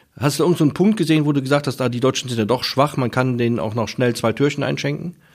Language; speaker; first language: German; native; German